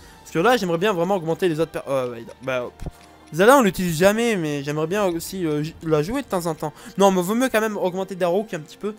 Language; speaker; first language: French; native; French